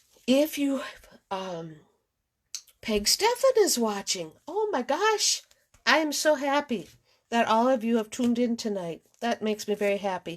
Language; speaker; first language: English; native; English